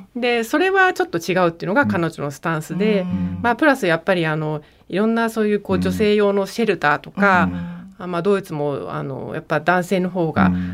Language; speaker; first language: Japanese; early bilingual, heritage; German